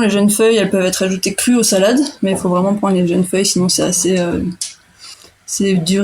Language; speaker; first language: French; native; French